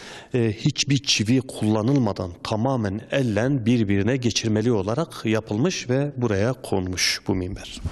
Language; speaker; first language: Turkish; native; Turkish